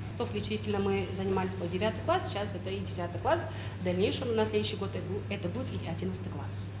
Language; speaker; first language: Russian; non-native, local second language; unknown